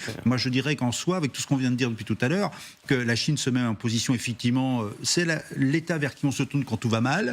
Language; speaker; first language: French; native; French